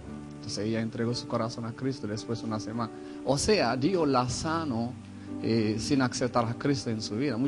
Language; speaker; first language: Spanish; non-native, fluent; Hebrew